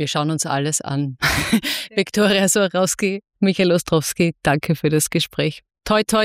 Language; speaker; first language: German; native; German